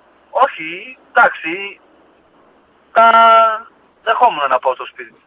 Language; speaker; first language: Greek; non-native, fluent; Portuguese